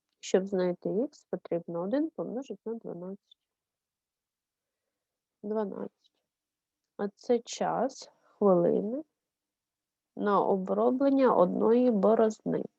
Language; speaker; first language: Ukrainian; native; Ukrainian